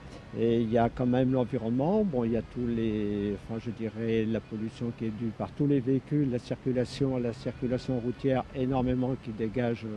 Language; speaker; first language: French; native; French